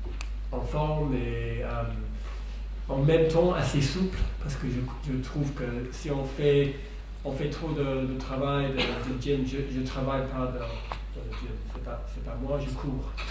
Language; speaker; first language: French; non-native, fluent; English